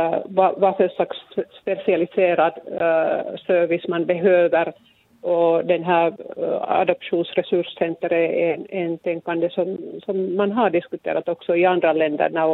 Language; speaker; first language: Swedish; non-native, local second language; Finnish